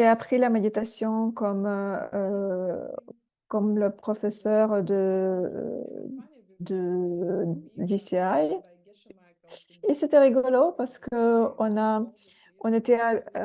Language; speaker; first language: French; non-native, fluent; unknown